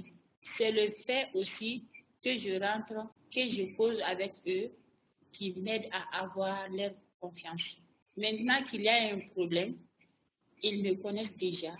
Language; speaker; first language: French; non-native, local second language; Bambara